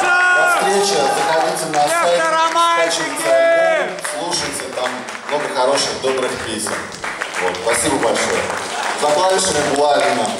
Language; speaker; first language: Russian; native; Russian